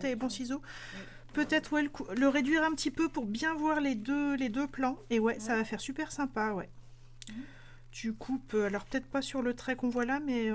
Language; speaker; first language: French; native; French